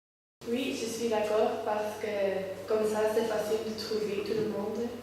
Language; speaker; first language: French; non-native, learner; Dutch